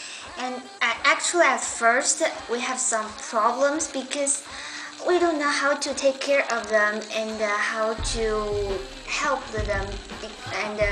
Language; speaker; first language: English; non-native, learner; Chinese